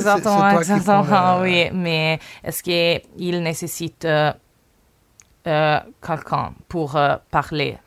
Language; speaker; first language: French; non-native, learner; Italian